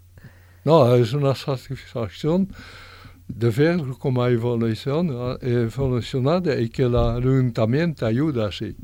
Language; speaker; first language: Spanish; non-native, fluent; French